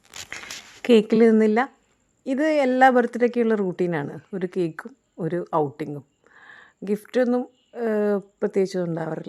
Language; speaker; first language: Malayalam; native; Malayalam